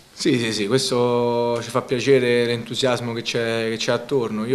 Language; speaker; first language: Italian; native; Italian